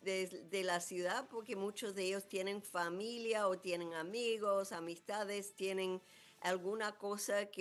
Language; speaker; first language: Spanish; non-native, fluent; English